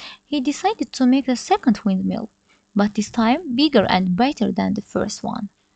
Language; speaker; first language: English; non-native, fluent; Azerbaijani